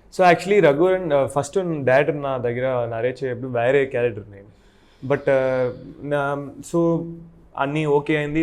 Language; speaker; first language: Telugu; non-native, local second language; Tamil